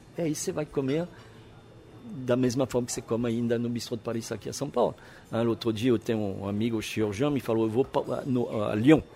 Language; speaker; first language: Portuguese; non-native, fluent; French